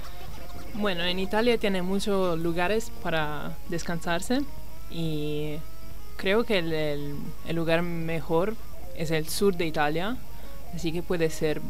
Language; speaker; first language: Spanish; non-native, learner; Italian